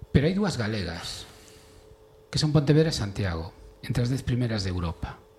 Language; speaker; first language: Galician; non-native, local second language; Spanish